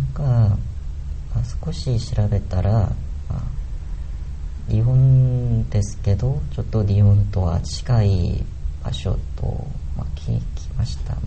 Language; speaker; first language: Japanese; non-native, learner; Korean